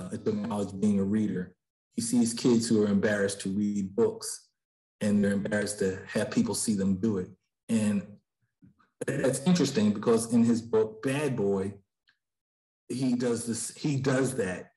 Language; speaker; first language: English; native; English